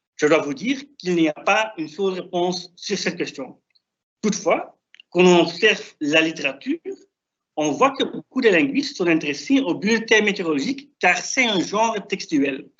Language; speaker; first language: French; non-native, fluent; German